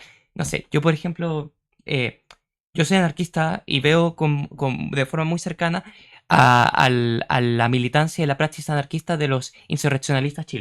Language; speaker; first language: Spanish; native; Spanish